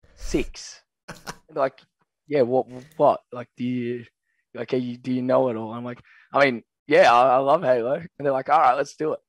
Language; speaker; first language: English; native; English